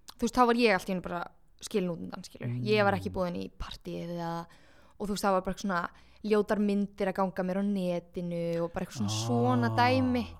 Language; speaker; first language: Icelandic; native; Icelandic